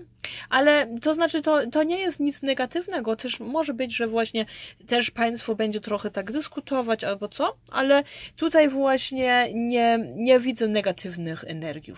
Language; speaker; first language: Polish; early bilingual, heritage; Polish